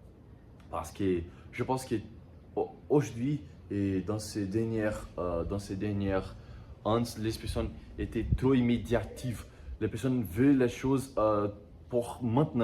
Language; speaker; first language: French; non-native, learner; Portuguese